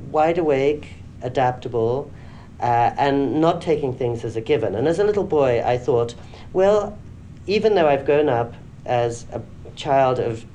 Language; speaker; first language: English; native; English